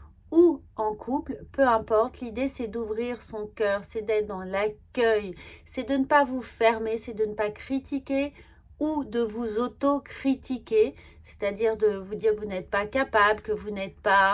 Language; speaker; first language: French; native; French